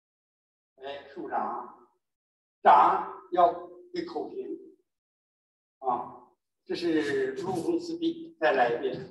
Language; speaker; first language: Chinese; native; Chinese